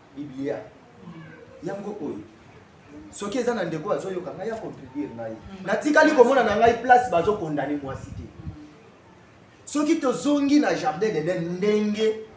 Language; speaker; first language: Lingala; non-native, local second language; Kongo